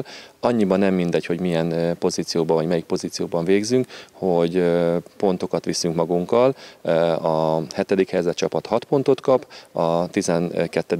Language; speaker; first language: Hungarian; native; Hungarian